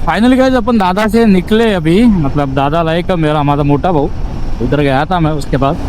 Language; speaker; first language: Hindi; non-native, local second language; Marathi